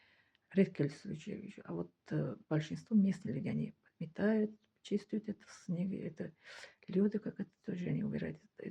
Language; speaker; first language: Russian; non-native, fluent; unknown